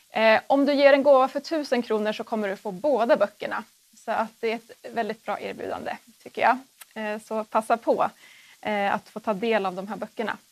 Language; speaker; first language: Swedish; native; Swedish